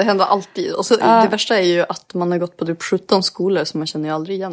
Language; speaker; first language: Swedish; native; Swedish